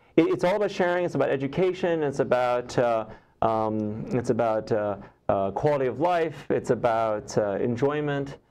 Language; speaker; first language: English; native; English